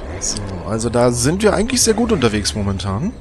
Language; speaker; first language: German; native; German